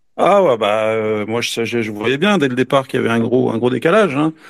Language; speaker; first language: French; native; French